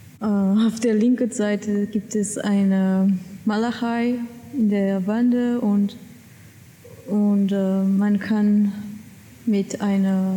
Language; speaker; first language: German; non-native, learner; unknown